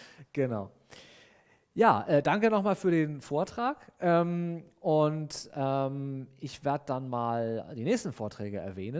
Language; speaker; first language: German; native; German